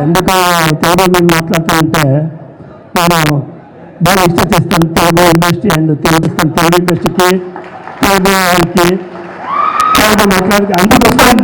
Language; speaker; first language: Telugu; non-native, learner; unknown